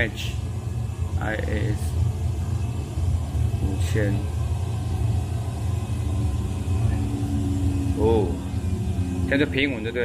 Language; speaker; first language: Chinese; native; Chinese